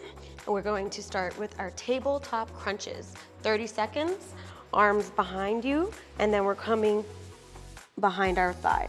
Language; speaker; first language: English; native; English